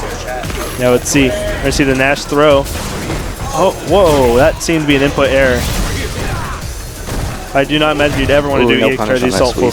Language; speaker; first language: English; native; English